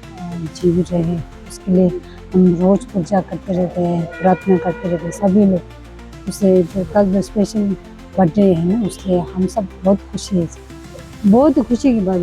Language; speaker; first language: Hindi; non-native, local second language; Tibetan